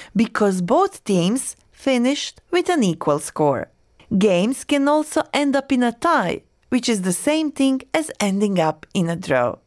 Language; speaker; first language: English; non-native, fluent; Croatian